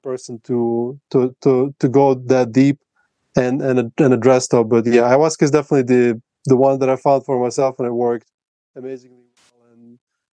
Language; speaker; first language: English; non-native, fluent; Russian